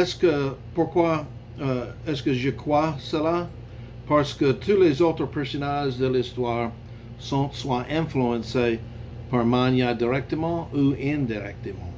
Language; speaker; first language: French; non-native, learner; English